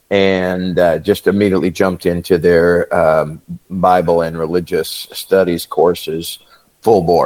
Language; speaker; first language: English; native; English